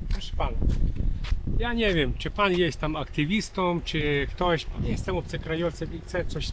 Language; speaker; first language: Polish; non-native, learner; Ukrainian